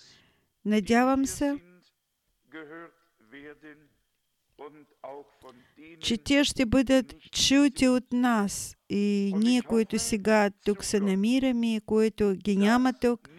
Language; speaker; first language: Bulgarian; non-native, fluent; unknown